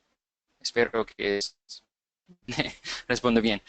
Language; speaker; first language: Spanish; non-native, fluent; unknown